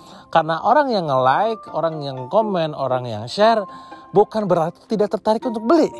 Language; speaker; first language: Indonesian; native; Indonesian